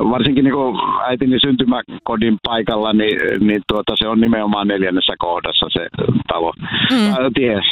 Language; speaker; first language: Finnish; native; Finnish